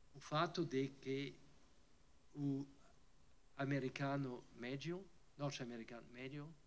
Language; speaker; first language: Portuguese; non-native, fluent; French